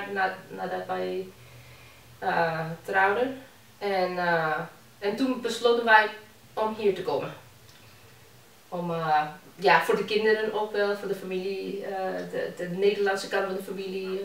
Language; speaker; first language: Dutch; non-native, fluent; Spanish